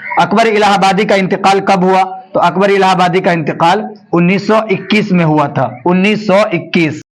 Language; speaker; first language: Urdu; native; Urdu